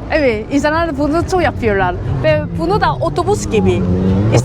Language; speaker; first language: Turkish; non-native, learner; Korean